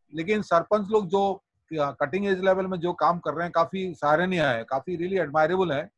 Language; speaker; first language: Hindi; non-native, local second language; Odia